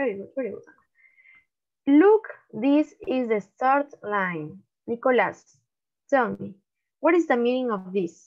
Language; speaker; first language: English; non-native, learner; Spanish